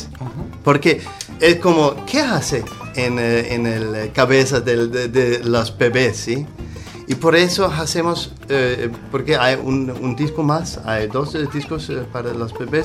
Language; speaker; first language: Spanish; non-native, learner; Danish